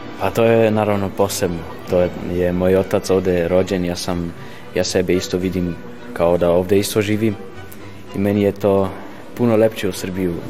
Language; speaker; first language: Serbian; early bilingual, heritage; Serbian